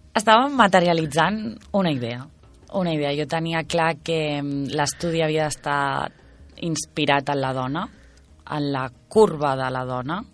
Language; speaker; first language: Catalan; native; Catalan